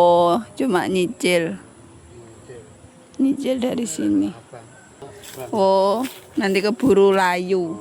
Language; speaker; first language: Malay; non-native, local second language; Javanese